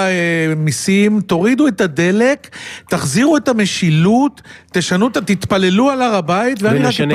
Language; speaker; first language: Hebrew; native; Hebrew